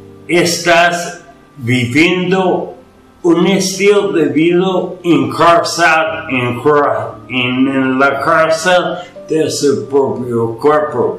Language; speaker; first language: Spanish; non-native, fluent; English